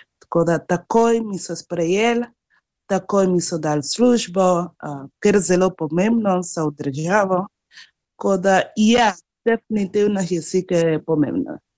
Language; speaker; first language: Slovenian; non-native, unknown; Spanish